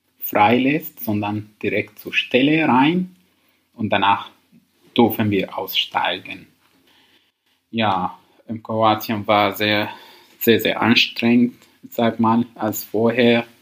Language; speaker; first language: German; non-native, learner; Arabic